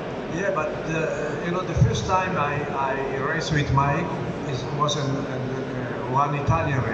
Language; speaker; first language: English; non-native, learner; Italian